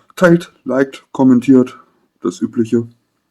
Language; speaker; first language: German; native; German